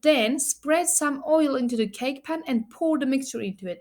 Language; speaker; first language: English; non-native, fluent; Turkish